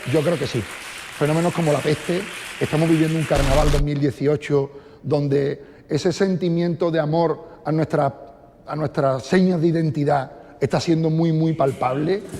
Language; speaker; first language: Spanish; native; Spanish